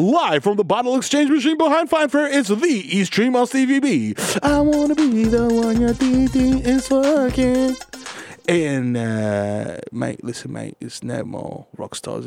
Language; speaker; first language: English; early bilingual, other home language; Spanish